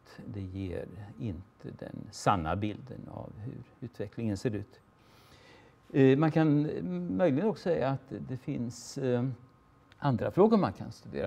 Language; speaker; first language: Swedish; native; Swedish